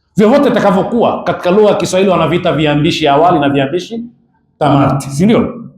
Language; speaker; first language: Swahili; native; Swahili